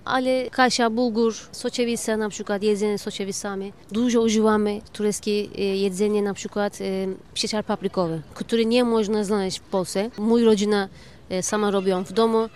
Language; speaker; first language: Polish; non-native, learner; Turkish